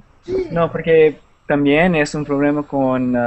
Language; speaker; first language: Spanish; non-native, learner; English